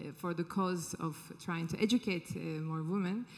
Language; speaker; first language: English; non-native, fluent; Turkish